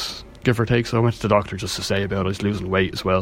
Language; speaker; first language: English; native; English